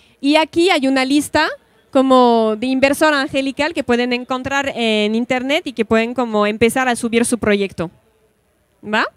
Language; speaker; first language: Spanish; non-native, fluent; French